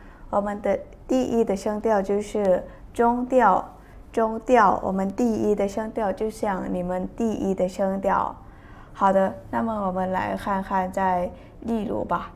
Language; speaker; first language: Chinese; non-native, fluent; Thai